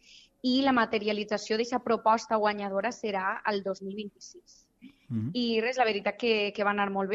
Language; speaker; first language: Catalan; native; Catalan